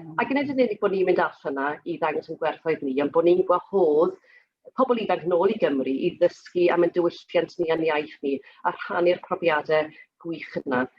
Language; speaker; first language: Welsh; native; Welsh